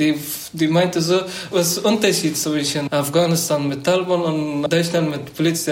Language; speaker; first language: German; non-native, learner; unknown